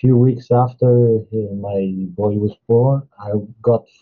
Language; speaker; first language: English; non-native, fluent; Italian